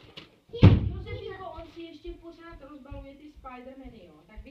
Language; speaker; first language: Czech; native; Czech